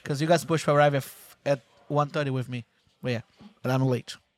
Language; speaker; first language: English; non-native, fluent; Portuguese